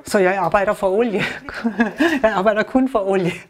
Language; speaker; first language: Danish; non-native, learner; German